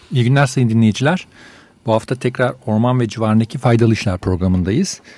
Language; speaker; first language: Turkish; native; Turkish